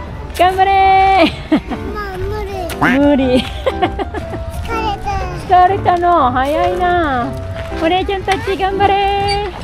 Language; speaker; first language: Japanese; non-native, fluent; Filipino